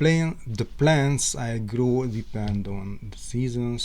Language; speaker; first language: English; non-native, learner; Hungarian